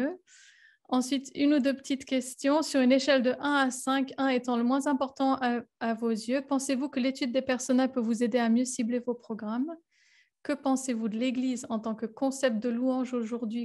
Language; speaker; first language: French; native; French